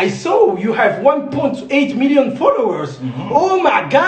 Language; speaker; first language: English; non-native, learner; French